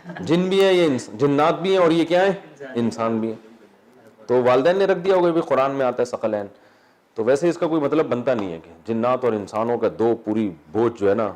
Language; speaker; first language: Urdu; native; Urdu